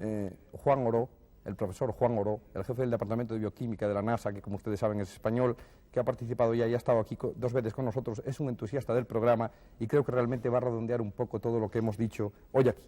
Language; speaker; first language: Spanish; native; Spanish